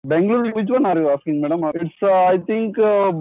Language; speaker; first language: English; non-native, learner; Kannada